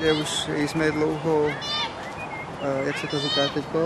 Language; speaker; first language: Czech; non-native, fluent; Spanish